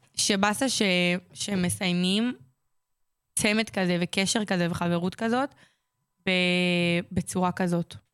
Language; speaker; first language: Hebrew; native; Hebrew